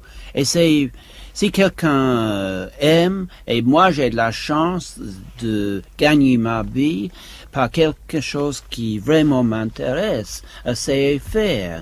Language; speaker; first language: French; non-native, fluent; English